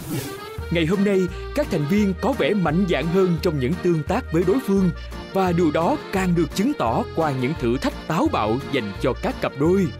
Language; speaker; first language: Vietnamese; native; Vietnamese